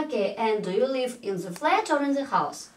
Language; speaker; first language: English; non-native, fluent; Russian